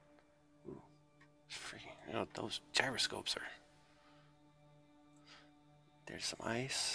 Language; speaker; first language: English; native; English